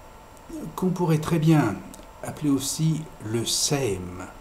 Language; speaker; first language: French; native; French